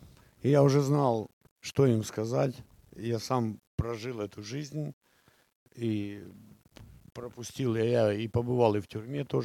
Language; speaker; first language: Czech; non-native, learner; Russian